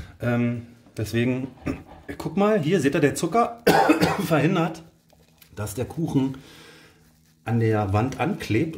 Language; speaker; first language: German; native; German